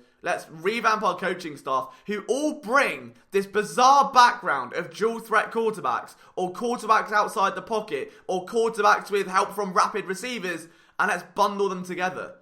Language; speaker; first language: English; native; English